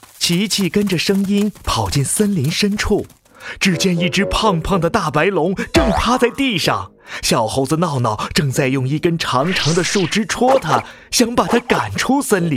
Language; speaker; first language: Chinese; native; Chinese